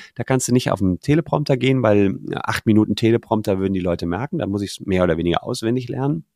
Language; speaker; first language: German; native; German